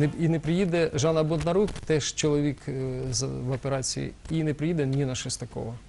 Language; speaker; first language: Ukrainian; non-native, local second language; Russian